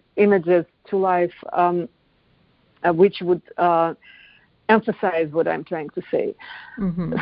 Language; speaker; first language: English; non-native, fluent; Russian